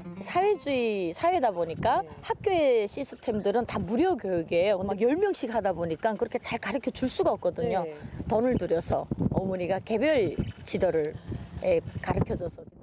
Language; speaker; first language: Korean; native; Korean